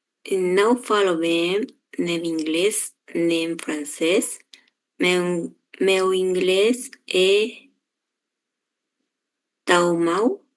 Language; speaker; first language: Portuguese; non-native, learner; Spanish